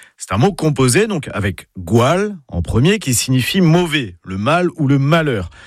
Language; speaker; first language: French; native; French